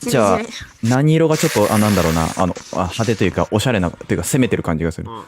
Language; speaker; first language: Japanese; native; Japanese